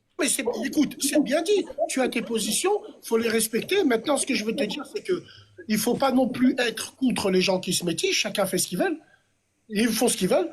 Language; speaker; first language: French; native; French